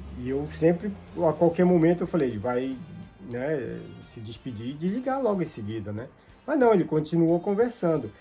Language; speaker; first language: Portuguese; native; Portuguese